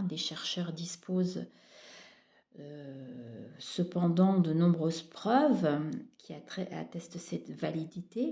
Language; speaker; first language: French; native; French